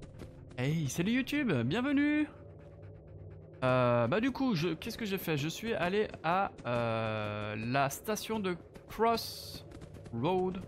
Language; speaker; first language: French; native; French